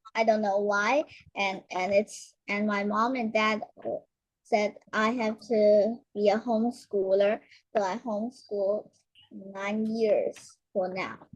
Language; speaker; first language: English; non-native, learner; Chinese